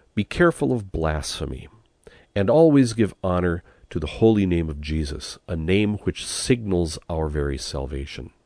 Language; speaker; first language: English; native; English